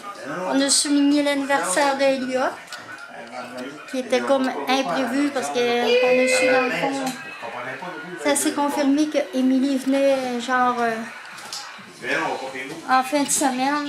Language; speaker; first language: French; native; French